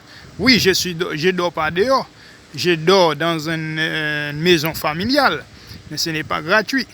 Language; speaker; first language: French; non-native, local second language; Haitian Creole